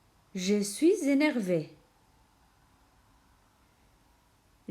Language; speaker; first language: French; non-native, fluent; Spanish